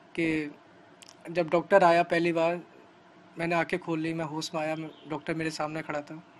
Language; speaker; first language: Hindi; native; Hindi